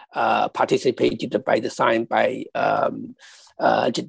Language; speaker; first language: English; non-native, fluent; Chinese